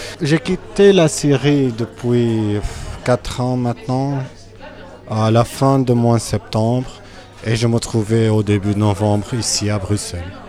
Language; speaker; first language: French; non-native, fluent; Arabic